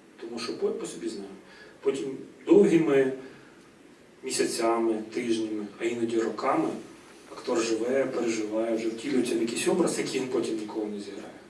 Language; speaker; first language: Ukrainian; native; Ukrainian